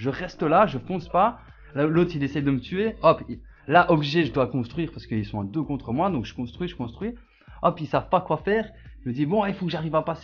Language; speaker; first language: French; native; French